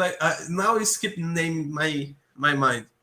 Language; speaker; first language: English; non-native, learner; Portuguese